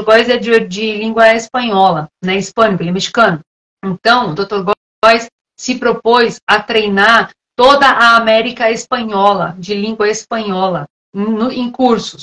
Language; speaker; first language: Portuguese; native; Portuguese